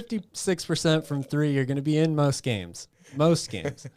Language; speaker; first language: English; native; English